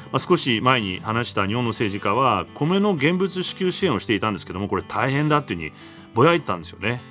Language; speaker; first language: Japanese; native; Japanese